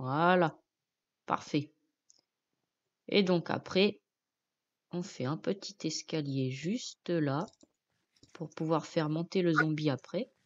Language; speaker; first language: French; native; French